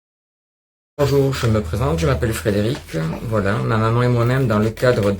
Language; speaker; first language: French; native; French